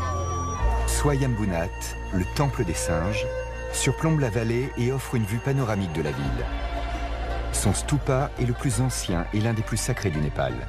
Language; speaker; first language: French; native; French